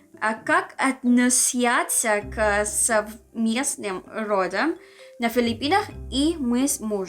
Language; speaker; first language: Russian; non-native, learner; Filipino